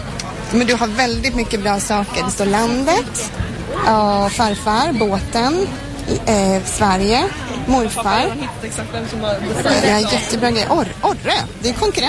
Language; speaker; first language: Swedish; native; Swedish